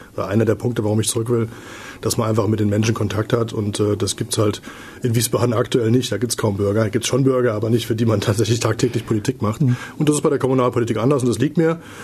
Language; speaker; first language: German; native; German